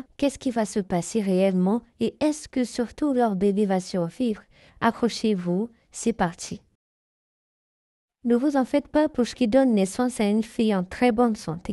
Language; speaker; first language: French; native; French